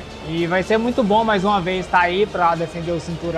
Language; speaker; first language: Portuguese; native; Portuguese